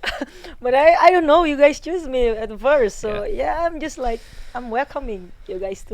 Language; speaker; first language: English; non-native, fluent; Indonesian